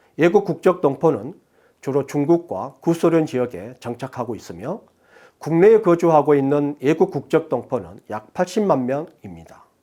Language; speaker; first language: Korean; native; Korean